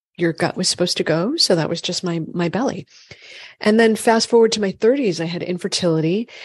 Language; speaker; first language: English; native; English